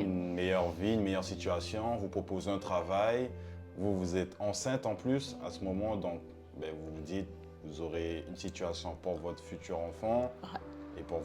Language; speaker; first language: French; native; French